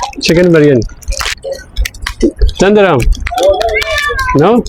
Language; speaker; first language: English; non-native, learner; Burmese